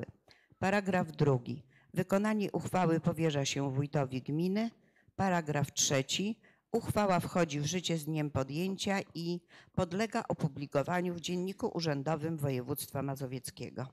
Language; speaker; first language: Polish; native; Polish